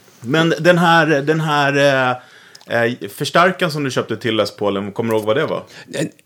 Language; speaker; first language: Swedish; native; Swedish